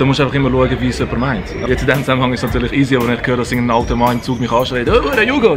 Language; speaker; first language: German; early bilingual, other home language; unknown